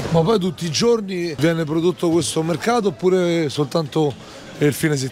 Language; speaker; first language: Italian; native; Italian